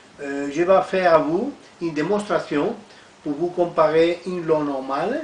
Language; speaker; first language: French; non-native, learner; Italian